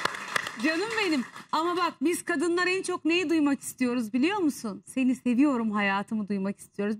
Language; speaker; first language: Turkish; native; Turkish